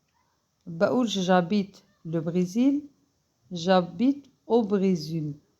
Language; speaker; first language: French; non-native, fluent; Arabic